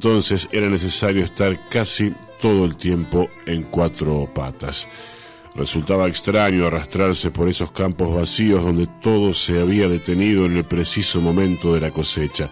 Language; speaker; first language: Spanish; native; Spanish